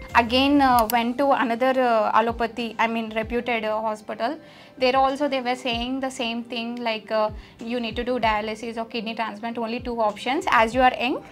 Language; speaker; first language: English; non-native, local second language; Telugu